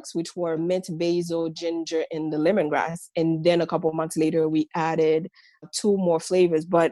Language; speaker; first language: English; non-native, fluent; Haitian Creole